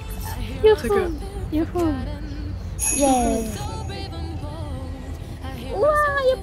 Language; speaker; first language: Chinese; non-native, learner; Korean